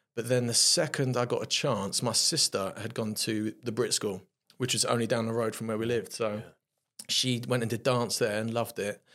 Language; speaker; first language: English; native; English